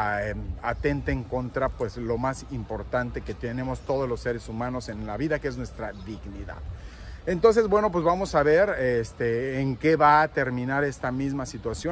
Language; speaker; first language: Spanish; native; Spanish